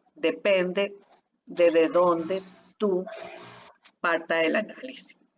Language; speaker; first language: Spanish; native; Spanish